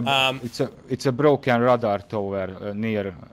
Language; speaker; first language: English; non-native, learner; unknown